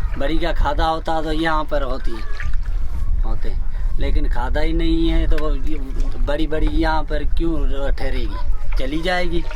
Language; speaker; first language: Hindi; non-native, local second language; Sindhi